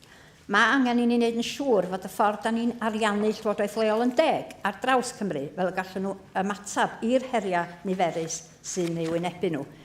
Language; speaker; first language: Welsh; native; Welsh